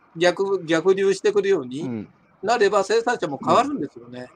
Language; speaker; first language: Japanese; native; Japanese